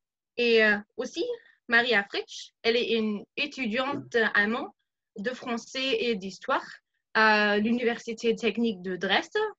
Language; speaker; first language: French; non-native, fluent; German